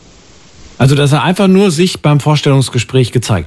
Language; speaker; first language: German; native; German